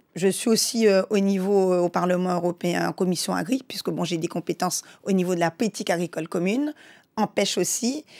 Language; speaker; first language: French; native; French